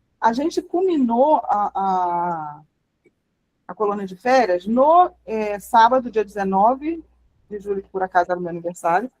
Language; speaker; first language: Portuguese; native; Portuguese